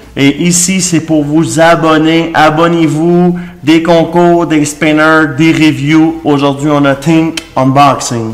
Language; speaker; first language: French; native; French